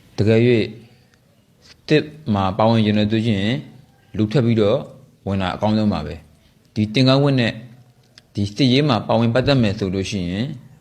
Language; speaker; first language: Burmese; native; Burmese